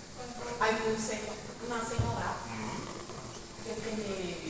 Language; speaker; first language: Spanish; native; Spanish